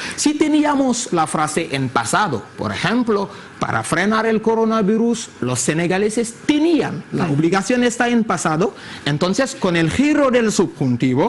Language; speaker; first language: Spanish; non-native, fluent; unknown